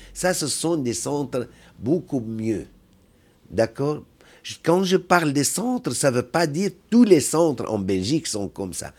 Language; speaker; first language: French; non-native, fluent; Arabic